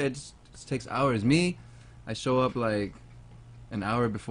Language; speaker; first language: English; native; English